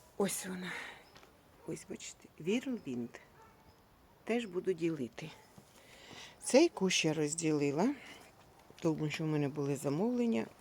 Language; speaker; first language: Ukrainian; native; Ukrainian